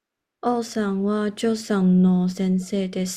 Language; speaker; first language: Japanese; non-native, learner; Chinese